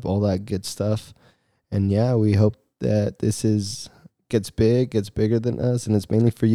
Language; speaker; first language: English; early bilingual, other home language; Spanish